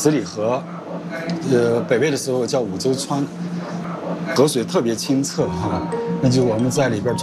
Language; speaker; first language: Chinese; native; Chinese